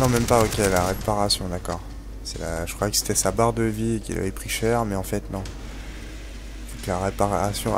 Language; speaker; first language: French; native; French